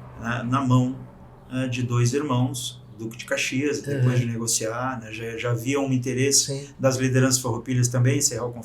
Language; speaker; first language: Portuguese; native; Portuguese